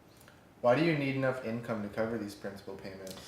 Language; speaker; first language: English; native; English